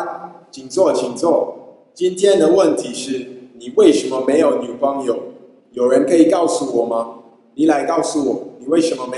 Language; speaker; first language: Chinese; non-native, fluent; English